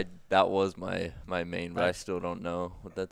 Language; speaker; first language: English; native; English